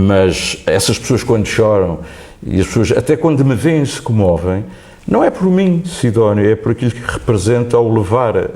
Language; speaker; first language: Portuguese; native; Portuguese